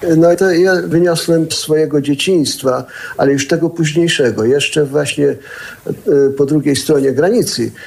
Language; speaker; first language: Polish; early bilingual, heritage; Polish